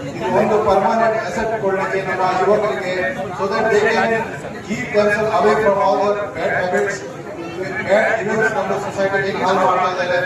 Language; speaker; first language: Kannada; non-native, learner; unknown